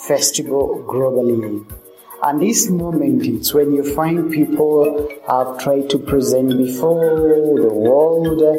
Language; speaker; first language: English; non-native, local second language; Swahili